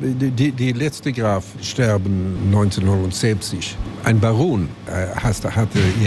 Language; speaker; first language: German; non-native, learner; Swedish